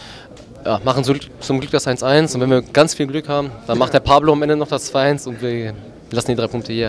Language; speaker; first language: German; native; German